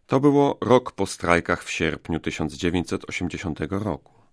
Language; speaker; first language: Polish; native; Polish